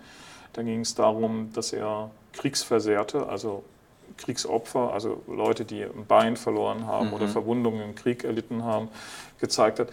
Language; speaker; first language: German; native; German